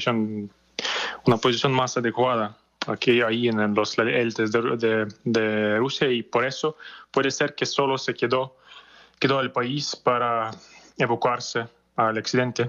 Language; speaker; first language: Spanish; non-native, fluent; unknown